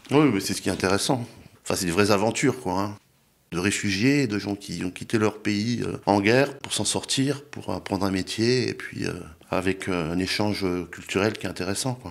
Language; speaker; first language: French; native; French